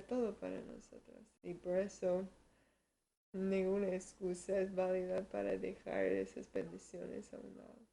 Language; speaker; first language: Spanish; early bilingual, heritage; Spanish